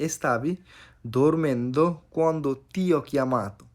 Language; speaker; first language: Italian; non-native, fluent; Bangla